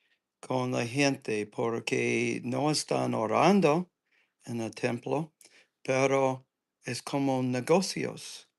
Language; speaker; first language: Spanish; non-native, learner; English